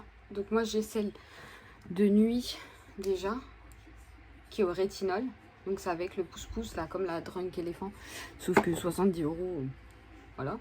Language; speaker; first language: French; native; French